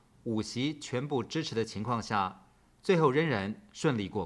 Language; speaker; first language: Chinese; native; Chinese